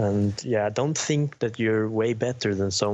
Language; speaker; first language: English; non-native, fluent; Norwegian